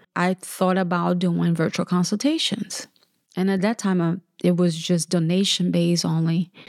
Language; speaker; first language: English; early bilingual, other home language; Portuguese